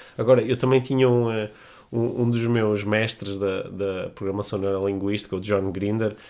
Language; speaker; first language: Portuguese; native; Portuguese